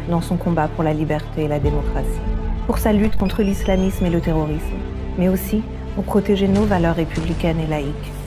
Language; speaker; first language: French; native; French